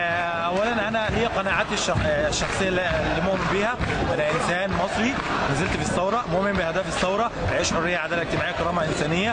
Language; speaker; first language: Arabic; native; Arabic